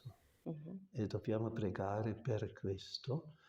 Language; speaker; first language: Italian; non-native, local second language; German